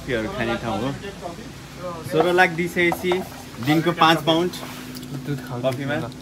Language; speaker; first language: English; non-native, learner; Nepali